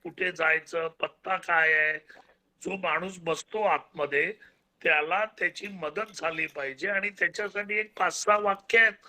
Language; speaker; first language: Marathi; native; Marathi